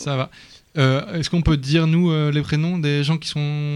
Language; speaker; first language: French; native; French